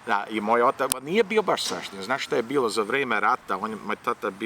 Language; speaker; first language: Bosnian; early bilingual, heritage; Serbian